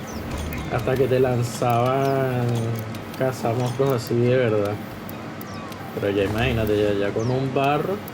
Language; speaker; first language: Spanish; native; Spanish